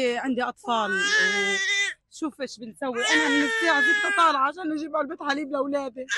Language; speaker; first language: Arabic; native; Arabic